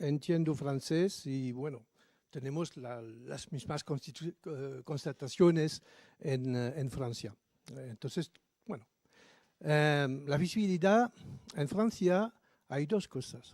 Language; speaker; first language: Spanish; non-native, fluent; French